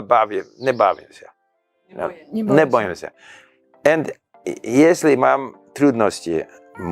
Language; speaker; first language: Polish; non-native, learner; English